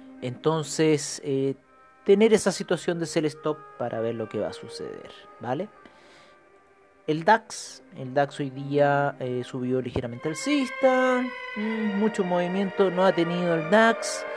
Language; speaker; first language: Spanish; native; Spanish